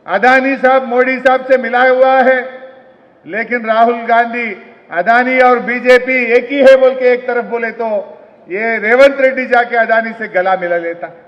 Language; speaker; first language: Hindi; non-native, local second language; Telugu